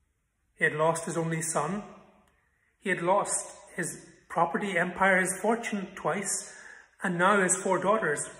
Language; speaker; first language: English; native; English